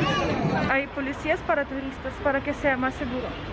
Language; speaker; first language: Spanish; non-native, fluent; Russian